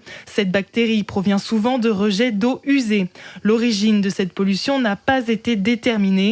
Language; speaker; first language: French; native; French